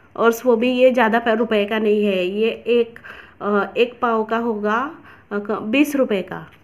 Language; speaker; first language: Hindi; non-native, local second language; Marathi